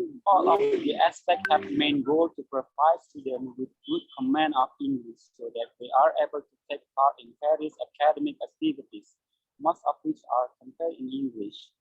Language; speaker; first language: English; non-native, fluent; Indonesian